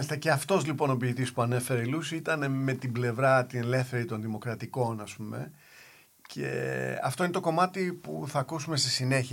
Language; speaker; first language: Greek; native; Greek